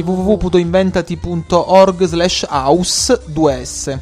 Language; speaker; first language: Italian; native; Italian